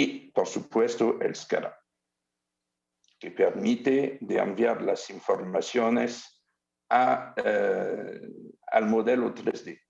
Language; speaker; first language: Spanish; non-native, learner; French